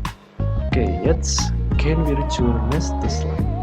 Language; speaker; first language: German; non-native, learner; Indonesian